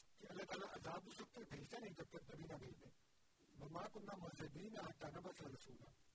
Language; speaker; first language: Urdu; native; Urdu